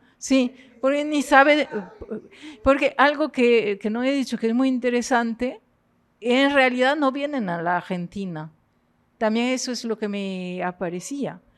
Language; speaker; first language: Spanish; non-native, fluent; French